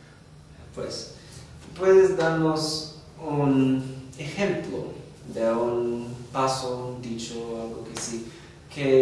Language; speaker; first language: Spanish; non-native, learner; English